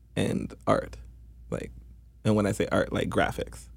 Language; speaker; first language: English; native; English